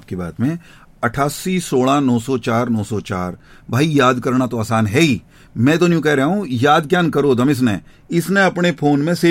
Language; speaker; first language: Hindi; native; Hindi